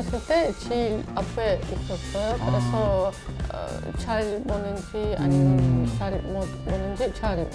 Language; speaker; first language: Korean; non-native, learner; English